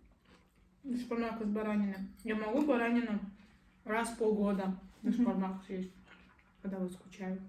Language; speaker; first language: Russian; non-native, local second language; Kazakh